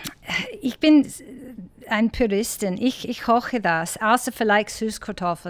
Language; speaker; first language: German; non-native, learner; English